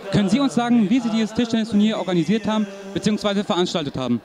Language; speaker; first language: German; early bilingual, other home language; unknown